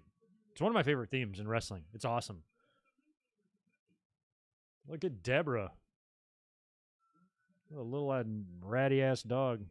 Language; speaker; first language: English; native; English